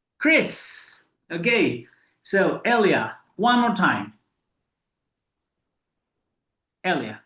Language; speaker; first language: English; non-native, fluent; Spanish